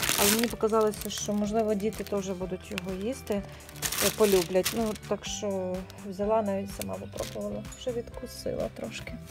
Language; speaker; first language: Ukrainian; non-native, local second language; Russian